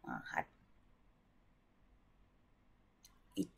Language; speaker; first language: Cantonese; non-native, learner; Japanese